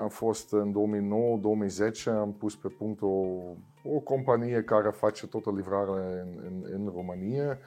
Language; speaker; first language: Romanian; non-native, learner; Dutch